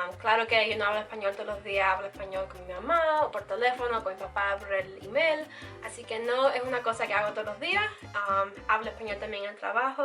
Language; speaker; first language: Spanish; early bilingual, heritage; Spanish